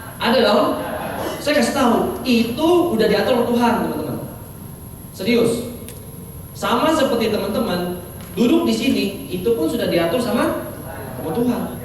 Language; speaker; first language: Indonesian; native; Indonesian